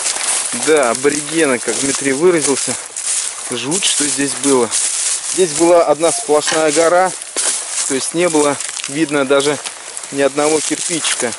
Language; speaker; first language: Russian; native; Russian